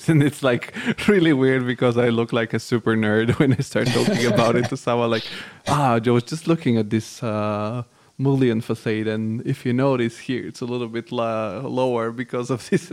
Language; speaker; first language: English; non-native, fluent; Bulgarian